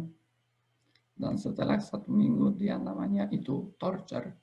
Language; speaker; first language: Indonesian; non-native, fluent; Polish